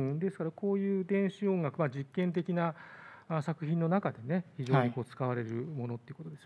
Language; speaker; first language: Japanese; native; Japanese